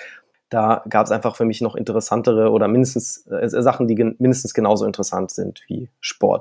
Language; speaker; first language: German; native; German